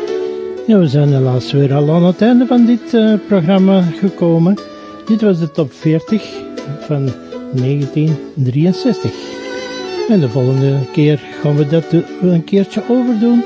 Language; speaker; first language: Dutch; native; Dutch